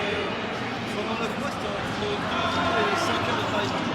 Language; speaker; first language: French; native; French